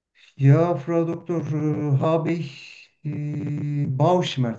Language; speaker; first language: German; non-native, learner; Turkish